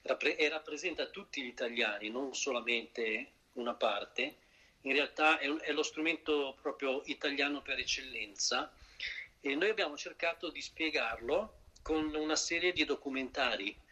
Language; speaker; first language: Italian; native; Italian